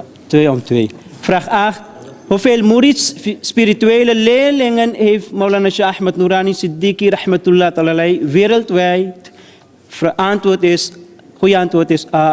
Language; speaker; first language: Dutch; early bilingual, other home language; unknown